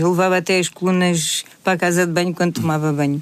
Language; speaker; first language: Portuguese; native; Portuguese